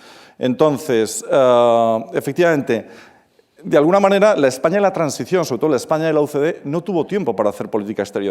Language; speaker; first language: Spanish; native; Spanish